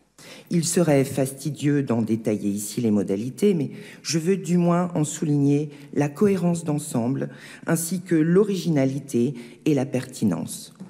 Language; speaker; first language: French; native; French